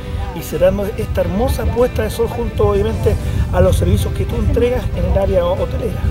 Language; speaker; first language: Spanish; native; Spanish